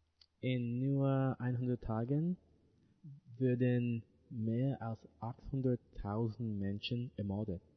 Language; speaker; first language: German; non-native, learner; English